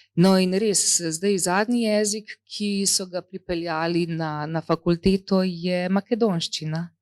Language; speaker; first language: Slovenian; native; Slovenian